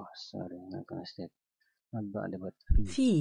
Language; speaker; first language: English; non-native, learner; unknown